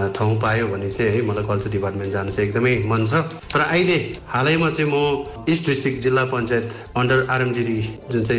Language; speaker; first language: Nepali; native; Nepali